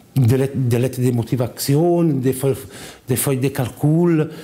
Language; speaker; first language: French; non-native, learner; Italian